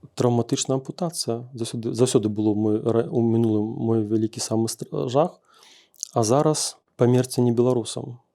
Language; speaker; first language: Belarusian; non-native, local second language; Russian